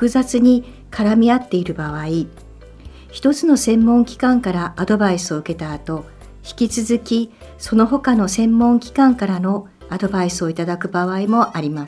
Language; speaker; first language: Japanese; native; Japanese